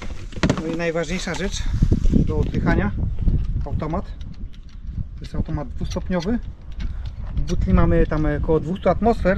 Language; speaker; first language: Polish; native; Polish